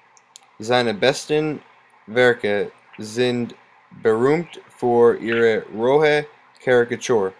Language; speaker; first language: German; non-native, learner; English